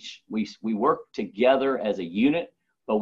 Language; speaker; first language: English; native; English